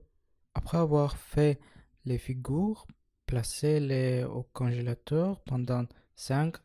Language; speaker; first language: French; non-native, learner; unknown